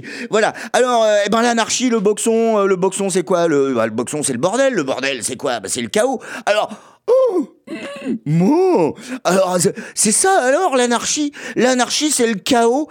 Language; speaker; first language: French; native; French